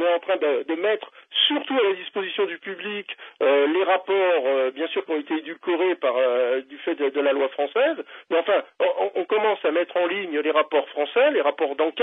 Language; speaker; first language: French; native; French